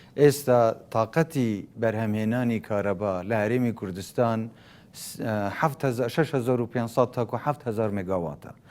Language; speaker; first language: Central Kurdish; native; Central Kurdish